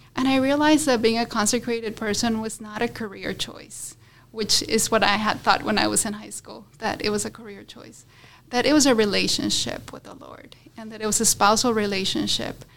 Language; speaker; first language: English; non-native, fluent; Spanish